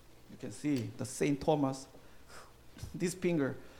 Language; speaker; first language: English; non-native, learner; Korean